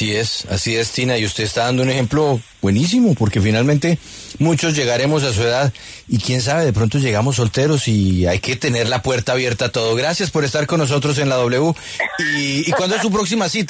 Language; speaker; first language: Spanish; native; Spanish